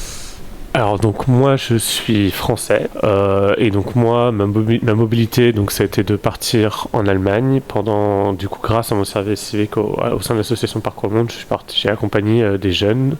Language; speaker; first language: French; native; French